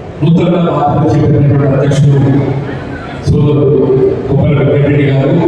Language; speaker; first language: Telugu; native; Telugu